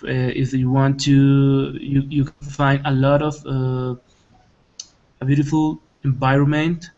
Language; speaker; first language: English; non-native, learner; Spanish